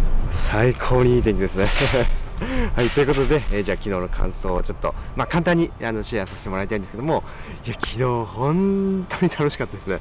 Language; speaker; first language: Japanese; native; Japanese